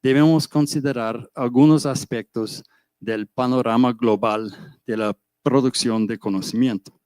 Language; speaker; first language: Spanish; non-native, fluent; English